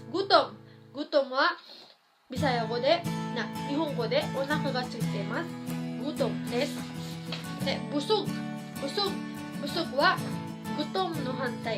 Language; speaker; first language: Japanese; non-native, fluent; Filipino